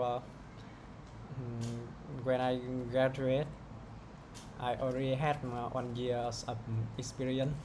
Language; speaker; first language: English; non-native, learner; Vietnamese